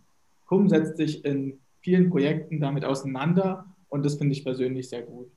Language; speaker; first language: German; native; German